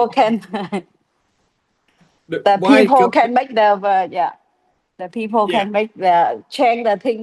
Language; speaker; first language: English; non-native, learner; Vietnamese